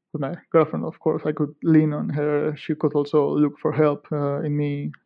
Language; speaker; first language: English; non-native, fluent; Spanish